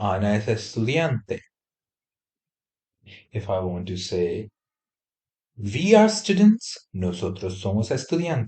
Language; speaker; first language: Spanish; non-native, fluent; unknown